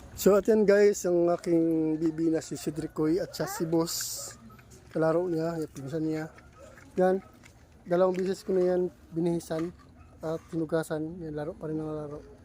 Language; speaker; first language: Filipino; non-native, local second language; Cebuano